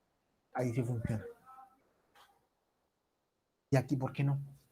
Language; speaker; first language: Spanish; native; Spanish